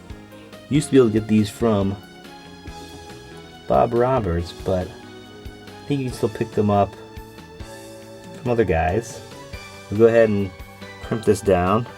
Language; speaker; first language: English; native; English